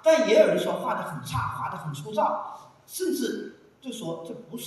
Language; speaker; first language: Chinese; native; Chinese